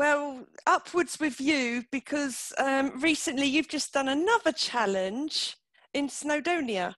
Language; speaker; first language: English; native; English